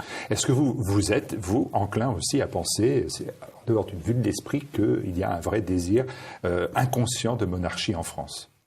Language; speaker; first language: French; native; French